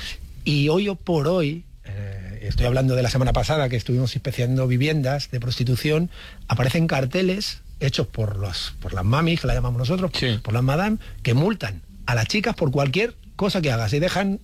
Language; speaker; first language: Spanish; native; Spanish